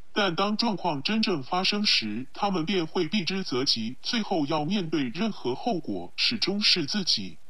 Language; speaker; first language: Chinese; non-native, local second language; Cantonese